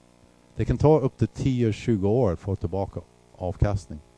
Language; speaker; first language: Swedish; non-native, fluent; English